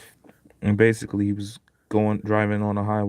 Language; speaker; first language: English; native; English